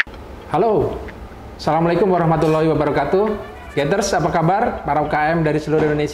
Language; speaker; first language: Indonesian; native; Indonesian